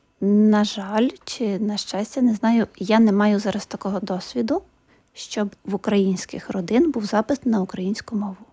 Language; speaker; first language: Ukrainian; native; Ukrainian